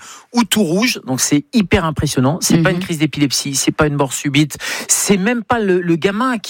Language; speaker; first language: French; native; French